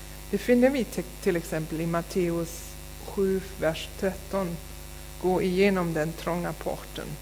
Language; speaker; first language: Swedish; non-native, fluent; German